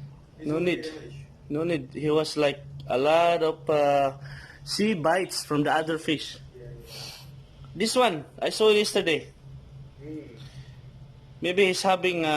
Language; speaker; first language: English; non-native, local second language; Filipino